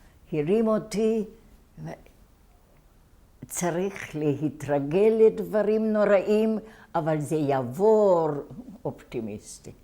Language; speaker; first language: Hebrew; non-native, fluent; Hungarian